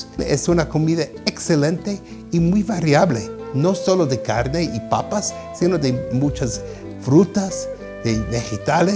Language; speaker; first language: Spanish; non-native, fluent; English